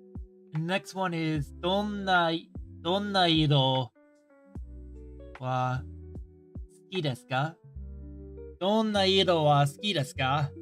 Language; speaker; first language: Japanese; non-native, learner; English